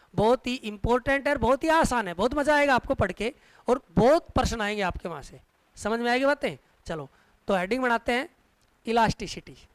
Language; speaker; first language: Hindi; native; Hindi